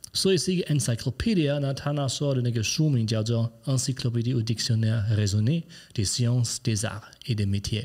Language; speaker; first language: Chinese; non-native, fluent; German